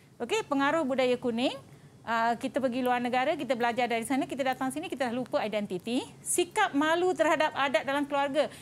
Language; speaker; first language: Malay; non-native, local second language; Tamil